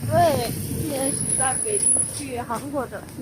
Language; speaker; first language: Chinese; non-native, fluent; Korean